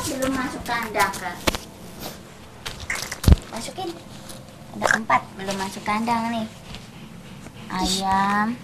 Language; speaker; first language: Indonesian; native; Indonesian